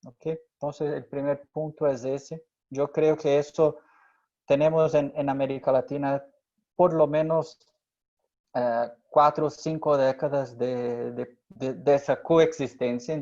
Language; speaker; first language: Spanish; non-native, fluent; Portuguese